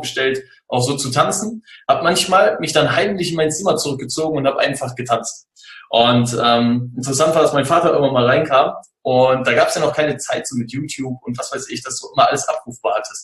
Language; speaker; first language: German; native; German